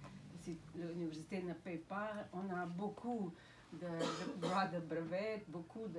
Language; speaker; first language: French; non-native, fluent; Slovenian